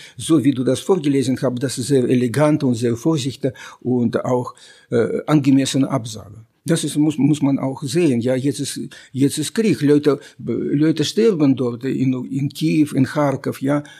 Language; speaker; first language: German; non-native, fluent; Russian